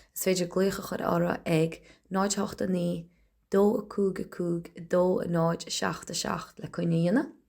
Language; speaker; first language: Irish; native; Irish